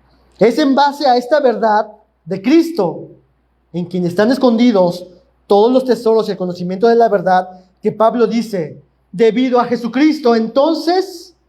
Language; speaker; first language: Spanish; native; Spanish